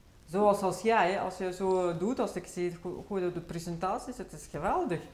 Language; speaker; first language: Dutch; non-native, fluent; Russian